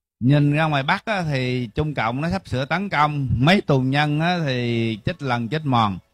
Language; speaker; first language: Vietnamese; early bilingual, heritage; Vietnamese